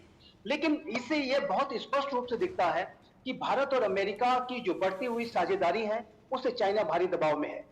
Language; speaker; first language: Hindi; native; Hindi